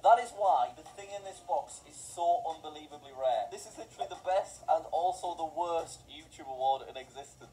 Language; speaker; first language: English; native; English